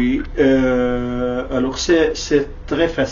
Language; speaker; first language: French; non-native, learner; Kurdish